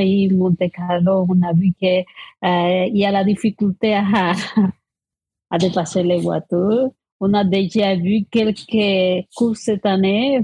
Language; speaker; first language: French; non-native, fluent; Spanish